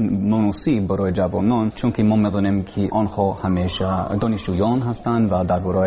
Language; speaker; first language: Persian; non-native, learner; English